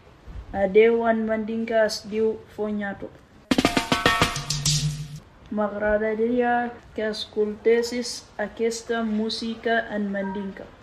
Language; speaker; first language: Catalan; early bilingual, other home language; Mandingo